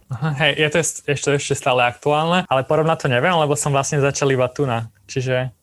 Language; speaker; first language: Slovak; native; Slovak